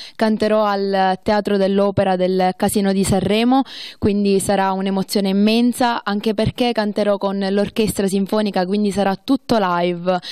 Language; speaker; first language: Italian; native; Italian